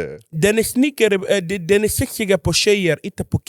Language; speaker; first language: Swedish; non-native, fluent; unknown